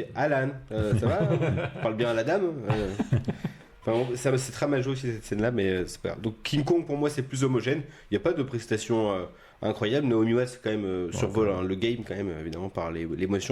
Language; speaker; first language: French; native; French